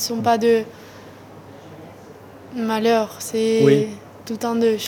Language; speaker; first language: French; non-native, learner; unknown